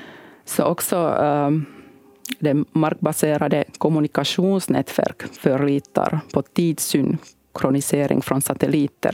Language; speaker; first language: Swedish; non-native, local second language; Finnish